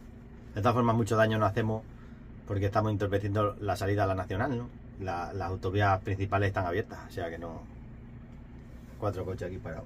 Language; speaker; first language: Spanish; native; Spanish